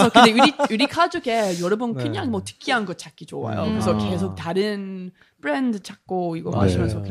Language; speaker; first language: Korean; non-native, learner; English